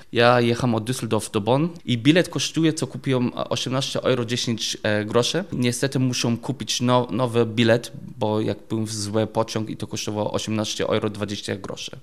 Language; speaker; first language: Polish; non-native, learner; German